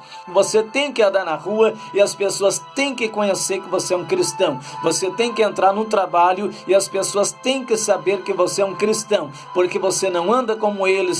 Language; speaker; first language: Portuguese; native; Portuguese